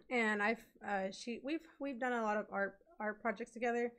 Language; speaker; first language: English; native; English